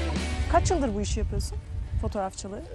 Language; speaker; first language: Turkish; native; Turkish